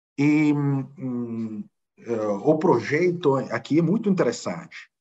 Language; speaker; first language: Portuguese; non-native, fluent; Italian